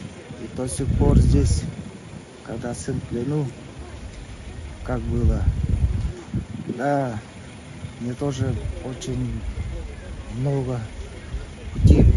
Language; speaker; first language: Russian; non-native, local second language; Tuvinian